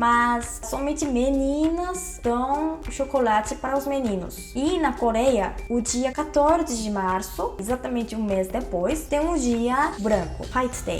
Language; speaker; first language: Portuguese; non-native, fluent; Korean